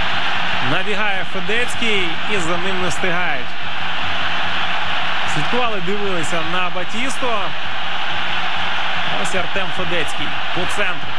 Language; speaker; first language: Ukrainian; native; Ukrainian